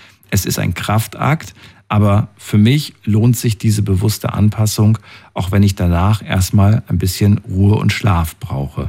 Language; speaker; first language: German; native; German